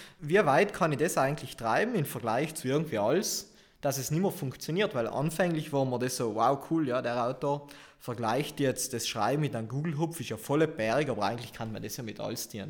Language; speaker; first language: German; native; German